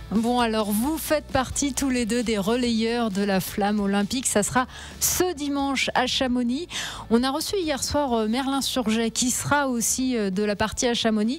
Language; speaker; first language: French; native; French